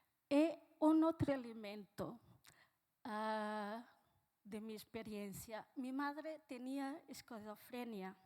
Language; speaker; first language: Spanish; non-native, fluent; Portuguese